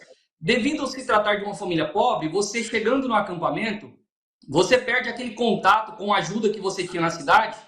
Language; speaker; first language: Portuguese; native; Portuguese